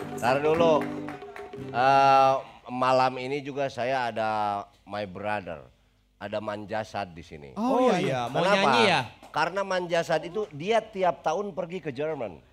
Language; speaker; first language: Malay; non-native, local second language; Sundanese